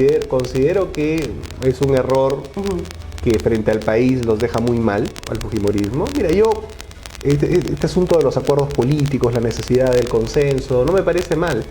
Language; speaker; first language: Spanish; native; Spanish